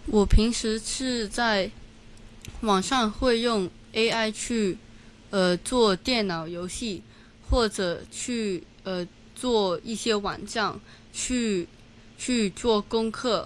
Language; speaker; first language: Chinese; non-native, learner; Cantonese